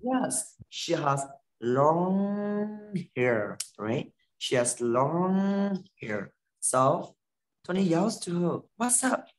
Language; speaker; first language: English; non-native, fluent; Vietnamese